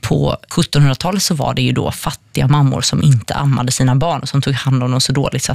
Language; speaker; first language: Swedish; native; Swedish